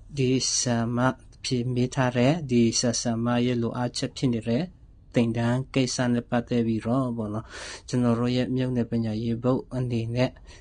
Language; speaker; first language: Burmese; non-native, local second language; S'gaw Karen